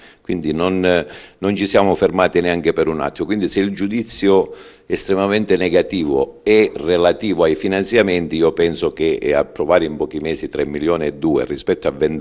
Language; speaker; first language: Italian; native; Italian